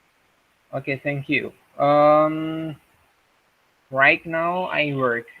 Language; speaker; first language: English; non-native, learner; Indonesian